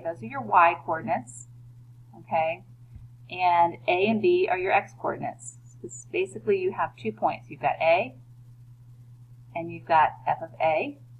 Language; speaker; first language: English; native; English